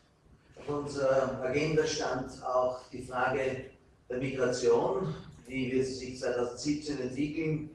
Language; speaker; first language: German; native; German